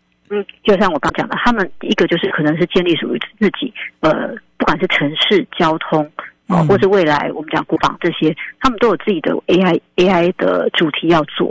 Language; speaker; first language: Chinese; native; Chinese